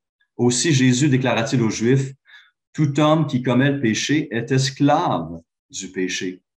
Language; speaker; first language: French; native; French